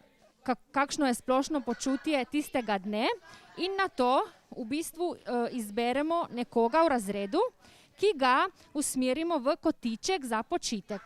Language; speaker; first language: Slovenian; native; Slovenian